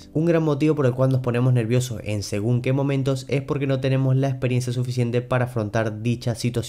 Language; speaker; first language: Spanish; native; Spanish